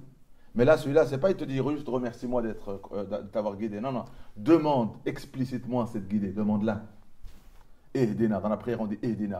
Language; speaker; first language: French; native; French